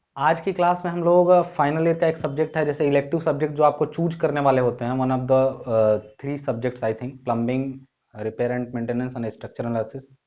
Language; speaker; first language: Hindi; native; Hindi